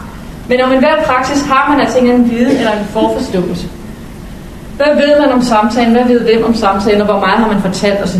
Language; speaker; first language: Danish; native; Danish